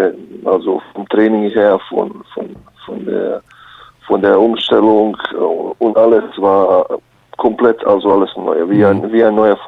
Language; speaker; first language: German; early bilingual, other home language; Bosnian